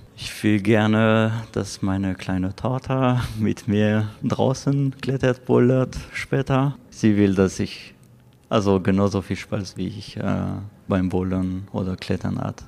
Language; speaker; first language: German; non-native, fluent; French